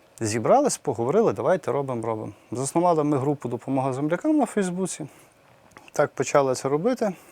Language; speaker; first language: Ukrainian; native; Ukrainian